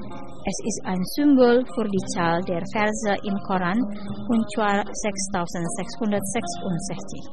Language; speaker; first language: German; non-native, fluent; Indonesian